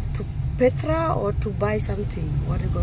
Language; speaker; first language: English; non-native, fluent; Dutch